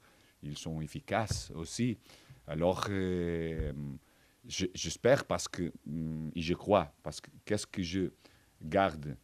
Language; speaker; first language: French; non-native, fluent; Portuguese